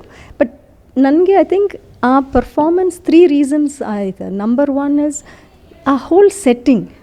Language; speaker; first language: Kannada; non-native, learner; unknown